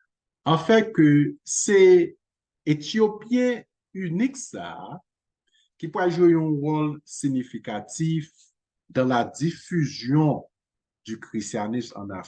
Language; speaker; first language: French; non-native, local second language; Haitian Creole